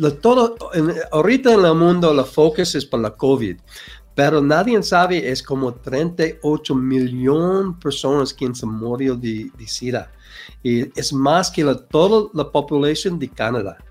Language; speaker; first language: Spanish; non-native, learner; English